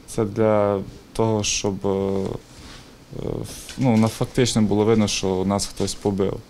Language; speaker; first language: Ukrainian; native; Ukrainian